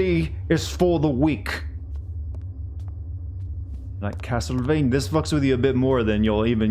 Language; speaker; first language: English; native; English